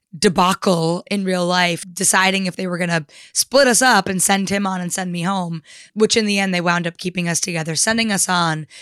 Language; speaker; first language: English; native; English